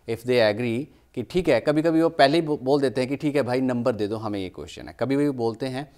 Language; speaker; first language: Hindi; native; Hindi